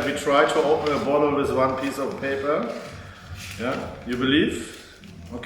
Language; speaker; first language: English; non-native, learner; German